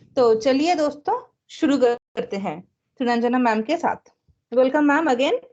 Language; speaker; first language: Hindi; native; Hindi